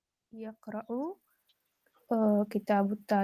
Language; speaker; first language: Arabic; non-native, learner; Urdu